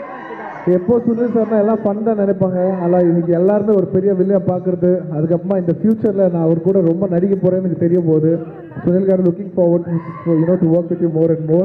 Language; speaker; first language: Tamil; non-native, local second language; Telugu